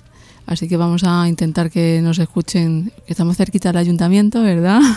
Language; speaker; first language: Spanish; native; Spanish